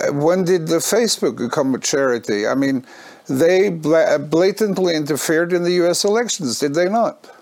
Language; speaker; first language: English; non-native, fluent; Norwegian